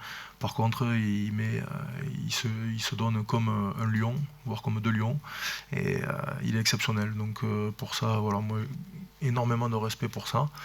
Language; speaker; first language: French; native; French